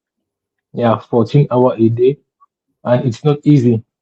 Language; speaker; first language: English; non-native, learner; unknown